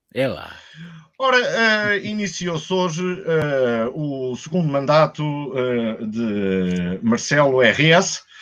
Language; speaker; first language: Portuguese; native; Portuguese